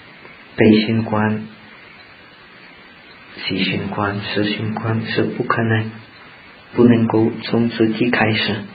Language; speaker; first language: Chinese; non-native, fluent; Czech